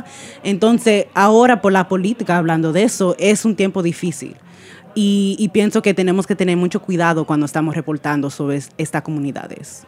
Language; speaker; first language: Spanish; early bilingual, heritage; Spanish